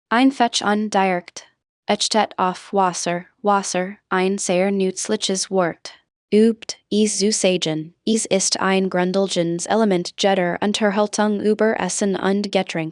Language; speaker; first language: German; non-native, fluent; English